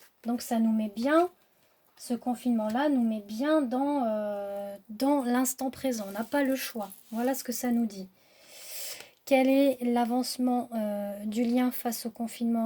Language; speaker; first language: French; native; French